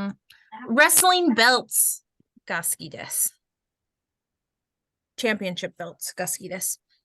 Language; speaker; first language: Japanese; non-native, fluent; English